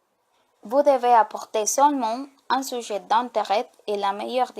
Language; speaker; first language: French; non-native, fluent; Spanish